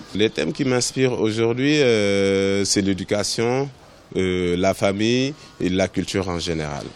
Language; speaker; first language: French; non-native, local second language; Wolof